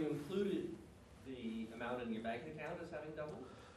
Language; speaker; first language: English; native; English